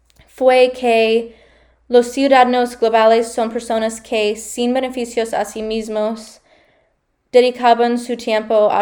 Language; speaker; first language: Spanish; non-native, learner; English